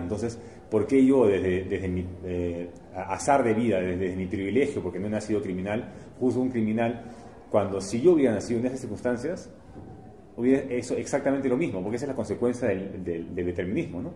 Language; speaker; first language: Spanish; native; Spanish